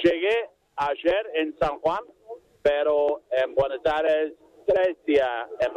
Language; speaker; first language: Spanish; non-native, learner; Welsh